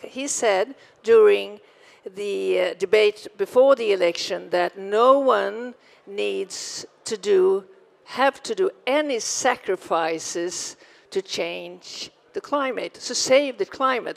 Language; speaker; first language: English; non-native, fluent; Swedish